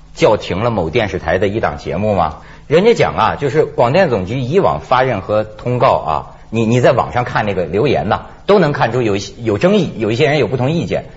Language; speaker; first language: Chinese; native; Chinese